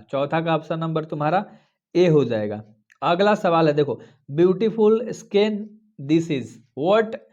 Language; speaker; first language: Hindi; native; Hindi